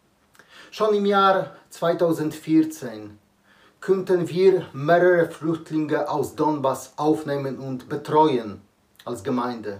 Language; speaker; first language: German; non-native, learner; Polish